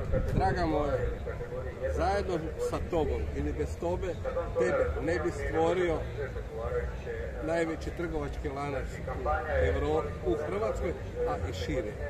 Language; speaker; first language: Croatian; native; Croatian